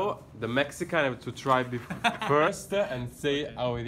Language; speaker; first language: English; non-native, learner; Italian